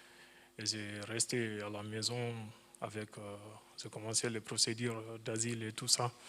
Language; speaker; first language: French; non-native, fluent; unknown